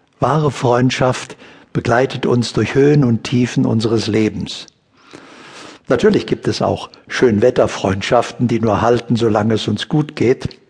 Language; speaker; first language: German; native; German